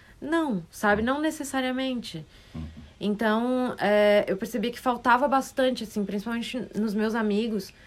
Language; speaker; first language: Portuguese; native; Portuguese